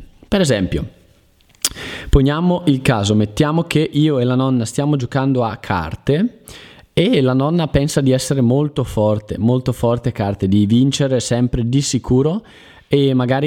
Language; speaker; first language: Italian; native; Italian